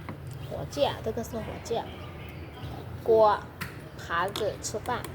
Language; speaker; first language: Chinese; non-native, fluent; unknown